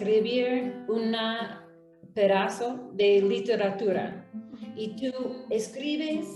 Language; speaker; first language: Spanish; non-native, fluent; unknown